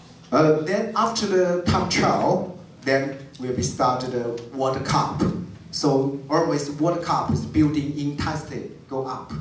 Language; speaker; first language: English; non-native, learner; Chinese